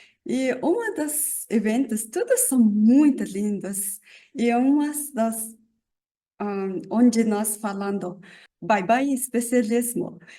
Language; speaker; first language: Portuguese; non-native, learner; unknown